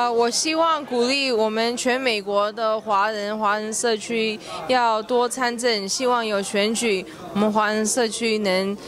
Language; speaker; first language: Chinese; early bilingual, heritage; Chinese